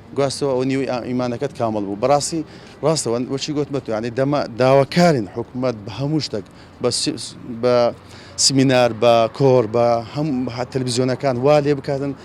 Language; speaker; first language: Central Kurdish; native; Central Kurdish